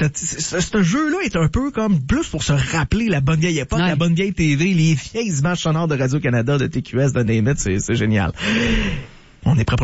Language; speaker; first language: French; native; French